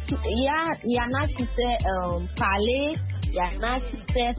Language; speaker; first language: French; non-native, learner; Akan